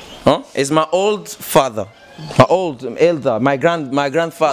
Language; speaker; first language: English; non-native, learner; Rundi